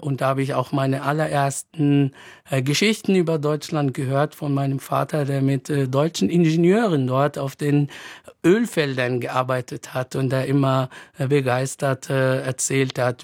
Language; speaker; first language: German; non-native, fluent; Arabic